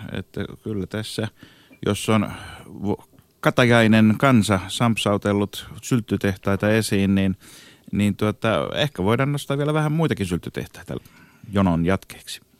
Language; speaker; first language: Finnish; native; Finnish